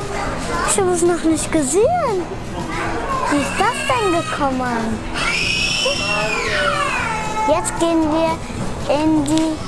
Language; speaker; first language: German; early bilingual, other home language; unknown